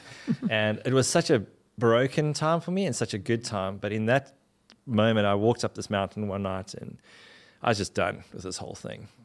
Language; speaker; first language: English; native; English